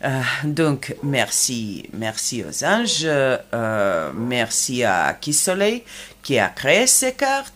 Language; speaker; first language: French; non-native, fluent; Serbian